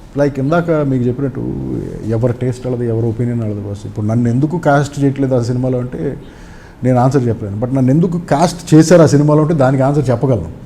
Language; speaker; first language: Telugu; native; Telugu